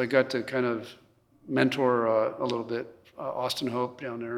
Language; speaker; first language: English; native; English